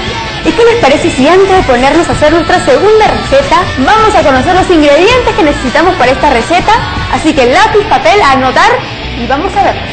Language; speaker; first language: Spanish; native; Spanish